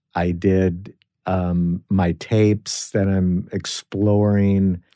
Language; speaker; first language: English; native; English